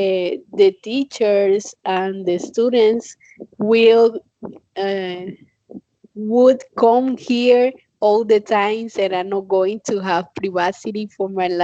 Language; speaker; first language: English; non-native, learner; Spanish